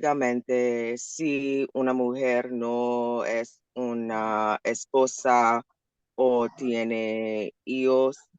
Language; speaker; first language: Spanish; non-native, learner; English